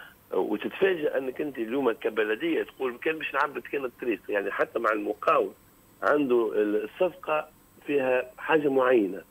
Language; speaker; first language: Arabic; native; Arabic